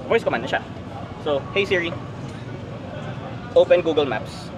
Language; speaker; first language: Filipino; native; Filipino